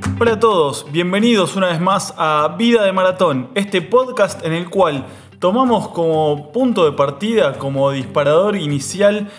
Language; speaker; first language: Spanish; native; Spanish